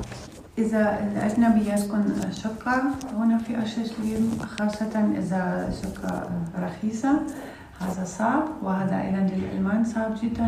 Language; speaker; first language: Arabic; non-native, learner; Russian